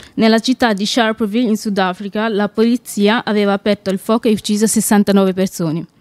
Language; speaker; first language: Italian; non-native, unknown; Wolof